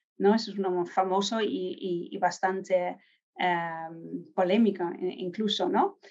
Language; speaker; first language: Spanish; non-native, fluent; Dutch